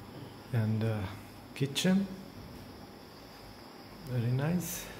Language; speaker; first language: English; non-native, learner; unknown